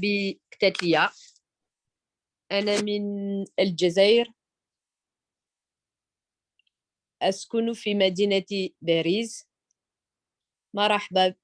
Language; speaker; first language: Arabic; non-native, learner; French